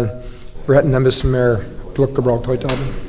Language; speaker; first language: German; non-native, fluent; English